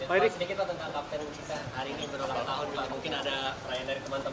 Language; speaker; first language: Indonesian; native; Indonesian